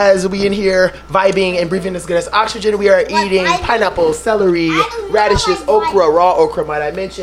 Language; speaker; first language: English; non-native, fluent; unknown